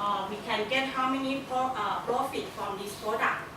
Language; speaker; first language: English; non-native, learner; Thai